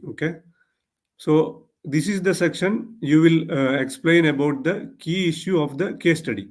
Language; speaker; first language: English; non-native, local second language; Malayalam